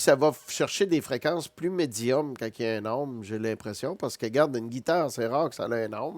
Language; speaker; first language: French; native; French